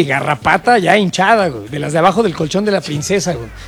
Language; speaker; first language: Spanish; native; Spanish